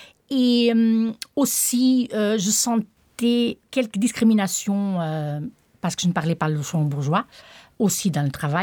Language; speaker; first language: French; non-native, fluent; Portuguese